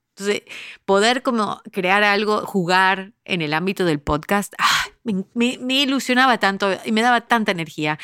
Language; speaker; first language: Spanish; early bilingual, heritage; Spanish